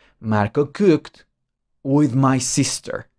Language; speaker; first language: English; non-native, fluent; Spanish